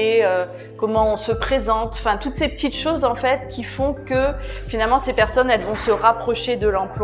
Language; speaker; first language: French; native; French